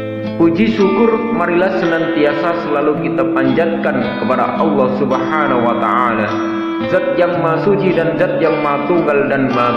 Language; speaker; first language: Indonesian; native; Indonesian